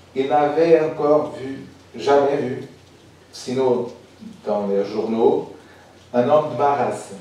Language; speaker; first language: French; non-native, fluent; Portuguese